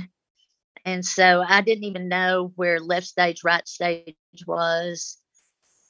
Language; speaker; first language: English; early bilingual, other home language; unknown